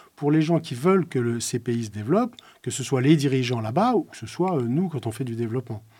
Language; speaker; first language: French; native; French